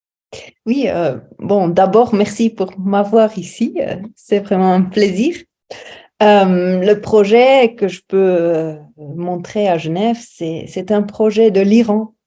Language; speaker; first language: French; non-native, fluent; German